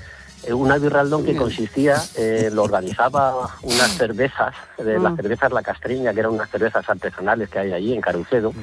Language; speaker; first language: Spanish; native; Spanish